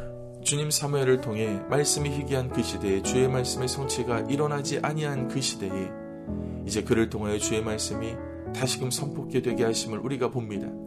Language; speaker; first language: Korean; native; Korean